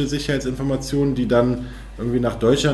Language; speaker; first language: German; native; German